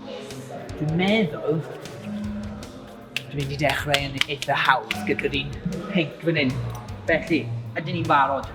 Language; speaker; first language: Welsh; non-native, local second language; English